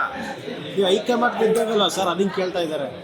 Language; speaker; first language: Kannada; native; Kannada